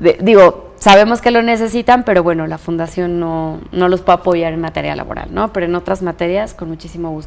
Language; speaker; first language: Spanish; native; Spanish